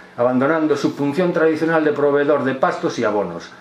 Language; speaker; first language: Spanish; non-native, local second language; Galician